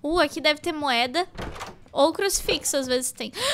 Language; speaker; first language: Portuguese; native; Portuguese